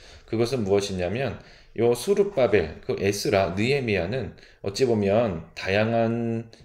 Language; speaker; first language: Korean; native; Korean